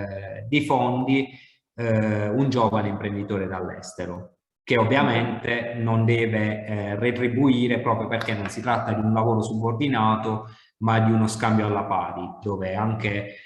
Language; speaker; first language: Italian; native; Italian